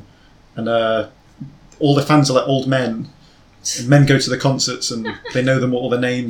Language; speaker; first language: English; native; English